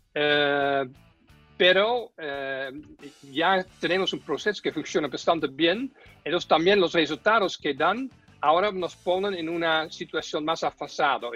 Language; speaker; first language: Spanish; non-native, fluent; Dutch